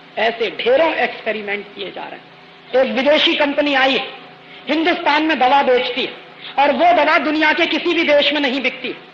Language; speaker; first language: Hindi; native; Hindi